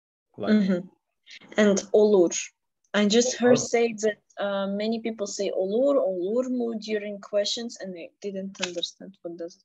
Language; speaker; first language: English; non-native, fluent; Ukrainian